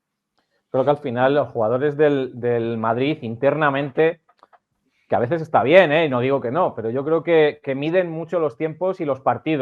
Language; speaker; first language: Spanish; native; Spanish